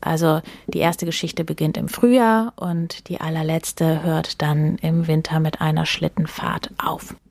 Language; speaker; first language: German; native; German